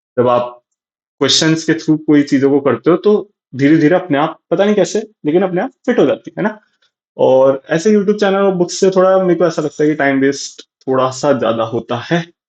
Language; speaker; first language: Hindi; native; Hindi